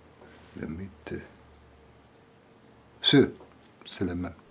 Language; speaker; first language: French; non-native, fluent; German